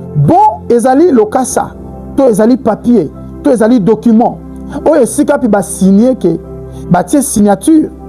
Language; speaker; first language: Lingala; native; Lingala